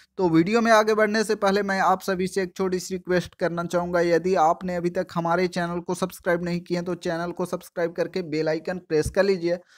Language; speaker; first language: Hindi; native; Hindi